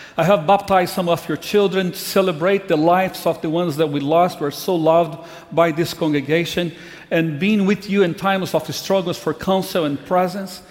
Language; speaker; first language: English; non-native, fluent; Portuguese